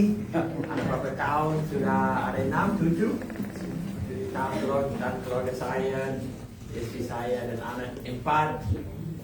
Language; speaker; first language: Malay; non-native, fluent; English